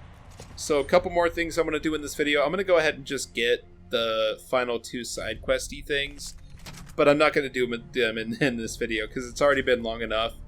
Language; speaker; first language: English; native; English